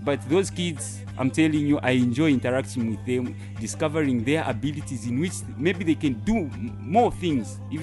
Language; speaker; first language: English; non-native, local second language; Bemba